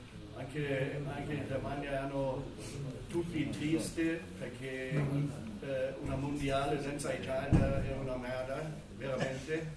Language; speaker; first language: Italian; non-native, fluent; German